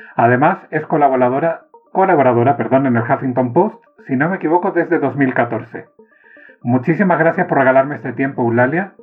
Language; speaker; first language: Spanish; native; Spanish